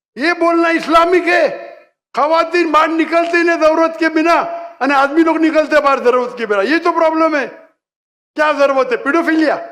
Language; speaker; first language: Urdu; non-native, local second language; Konkani